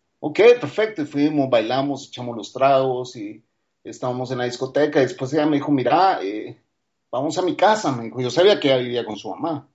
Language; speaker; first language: Spanish; native; Spanish